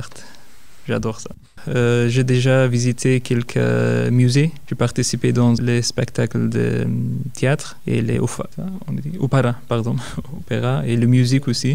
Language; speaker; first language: French; non-native, fluent; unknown